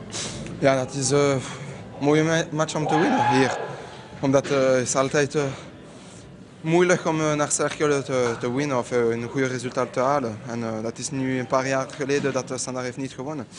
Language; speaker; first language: Dutch; non-native, local second language; French